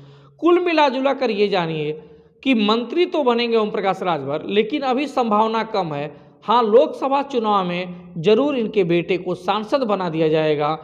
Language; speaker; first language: Hindi; native; Hindi